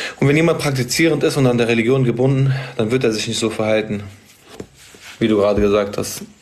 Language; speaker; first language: German; early bilingual, other home language; Arabic